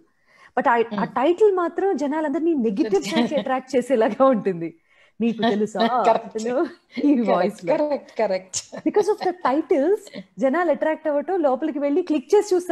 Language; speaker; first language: Telugu; native; Telugu